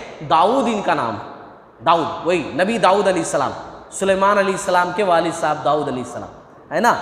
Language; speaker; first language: Urdu; native; Urdu